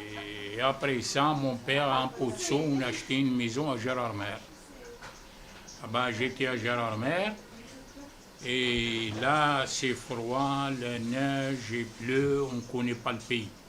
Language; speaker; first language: French; non-native, fluent; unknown